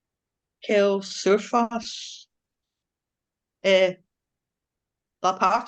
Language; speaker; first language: French; non-native, learner; English